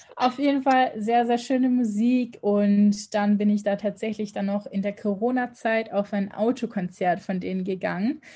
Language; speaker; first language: German; native; German